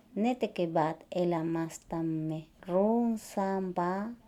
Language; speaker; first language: Finnish; non-native, fluent; Spanish